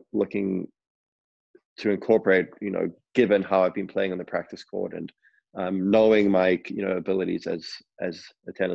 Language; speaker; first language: English; native; English